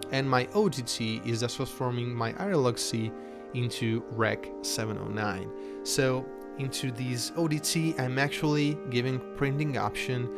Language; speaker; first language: English; non-native, fluent; Italian